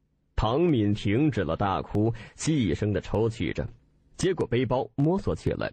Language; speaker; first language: Chinese; native; Chinese